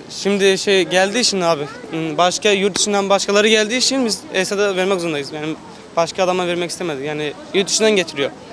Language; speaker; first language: Turkish; non-native, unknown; Arabic